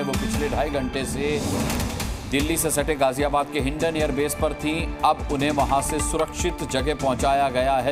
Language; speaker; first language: Hindi; native; Hindi